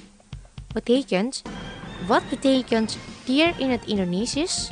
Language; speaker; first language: Dutch; non-native, fluent; Indonesian